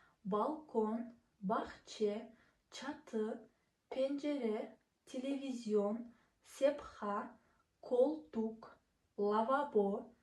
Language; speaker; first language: Turkish; non-native, fluent; Kazakh